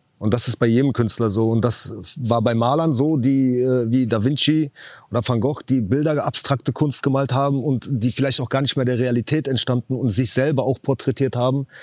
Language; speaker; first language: German; early bilingual, other home language; Chechen